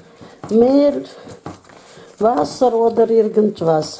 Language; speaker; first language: German; non-native, fluent; Russian